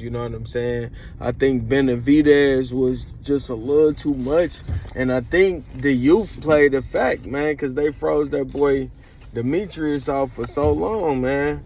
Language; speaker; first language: English; native; English